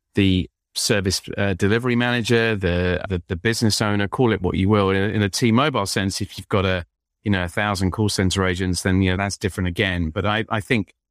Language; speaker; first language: English; native; English